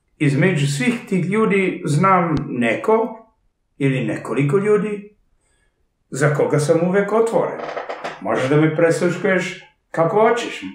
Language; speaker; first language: Serbian; early bilingual, heritage; Serbian